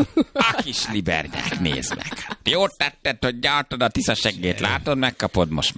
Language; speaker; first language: Hungarian; native; Hungarian